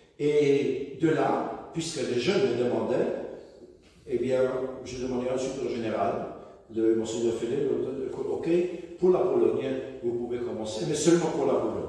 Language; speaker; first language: French; non-native, fluent; German